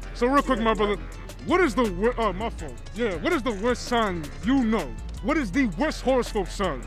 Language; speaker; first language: English; early bilingual, other home language; Spanish